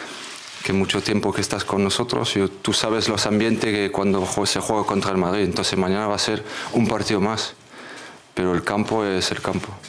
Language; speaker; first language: Spanish; non-native, fluent; French